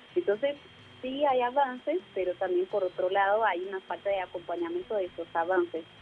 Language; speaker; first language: Spanish; non-native, fluent; Portuguese